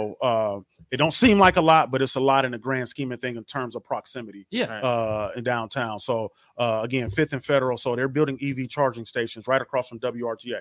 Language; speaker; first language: English; native; English